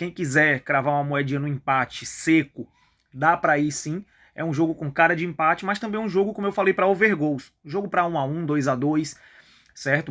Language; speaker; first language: Portuguese; native; Portuguese